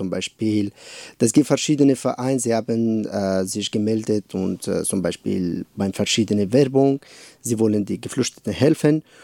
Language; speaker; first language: German; non-native, learner; Persian